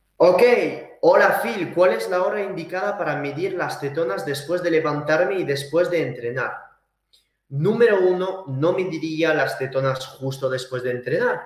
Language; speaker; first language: Spanish; early bilingual, heritage; Spanish